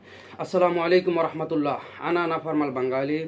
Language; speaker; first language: Arabic; non-native, learner; Bangla